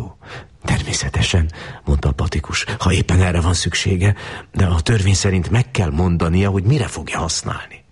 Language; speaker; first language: Hungarian; native; Hungarian